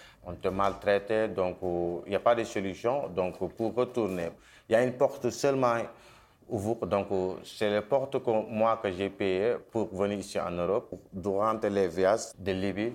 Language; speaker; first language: French; non-native, local second language; Wolof